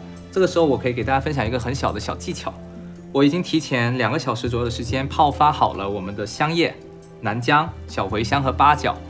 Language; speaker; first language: Chinese; native; Chinese